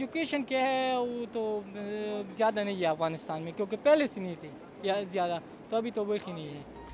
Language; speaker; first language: Hindi; early bilingual, heritage; Hindi